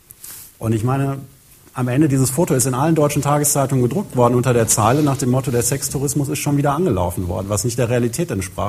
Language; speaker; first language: German; native; German